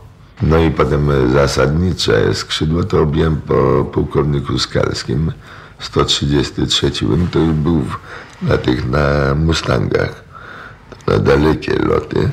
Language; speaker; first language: Polish; native; Polish